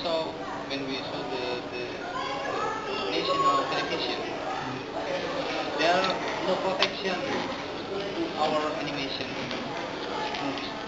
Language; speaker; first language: English; non-native, learner; Indonesian